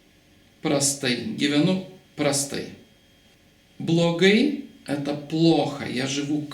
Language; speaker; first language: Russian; non-native, local second language; Lithuanian